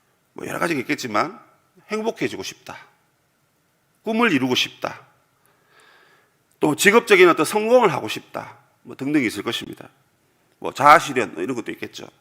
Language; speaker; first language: Korean; native; Korean